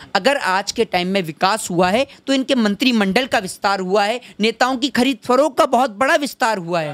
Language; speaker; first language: Hindi; native; Hindi